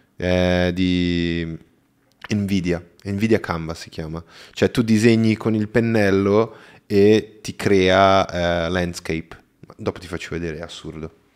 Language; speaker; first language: Italian; native; Italian